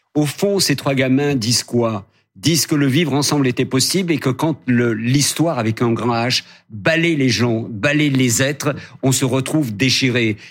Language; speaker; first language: French; native; French